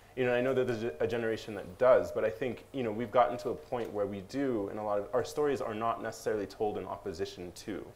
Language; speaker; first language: English; native; English